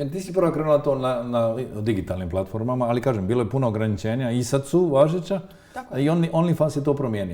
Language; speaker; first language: Croatian; native; Croatian